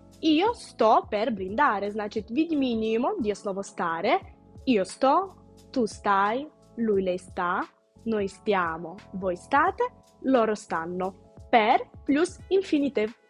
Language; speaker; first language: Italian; non-native, fluent; Ukrainian